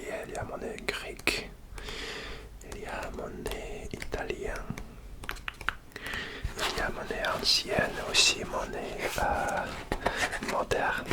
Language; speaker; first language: French; non-native, learner; Russian